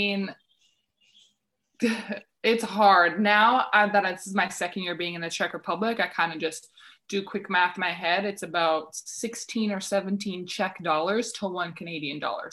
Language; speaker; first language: English; native; English